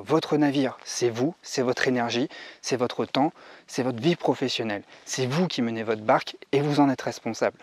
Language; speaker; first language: French; native; French